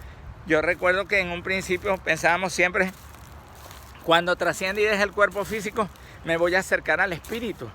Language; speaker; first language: Spanish; native; Spanish